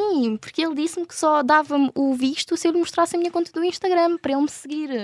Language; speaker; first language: Portuguese; early bilingual, other home language; Ukrainian